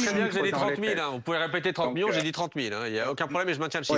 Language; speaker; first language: French; native; French